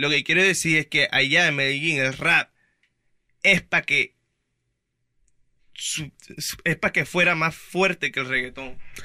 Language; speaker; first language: Spanish; early bilingual, heritage; Spanish